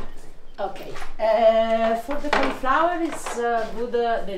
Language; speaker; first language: English; non-native, learner; Italian